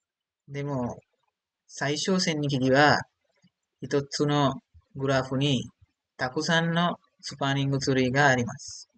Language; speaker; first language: Japanese; non-native, learner; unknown